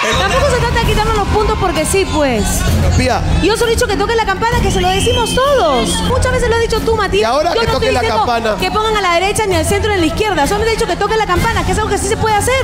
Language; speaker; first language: Spanish; native; Spanish